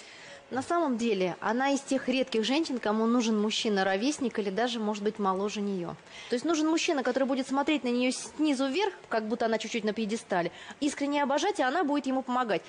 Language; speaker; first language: Russian; native; Russian